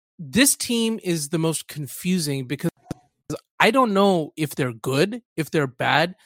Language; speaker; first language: English; early bilingual, other home language; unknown